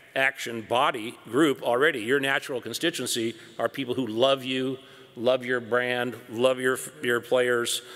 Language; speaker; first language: English; native; English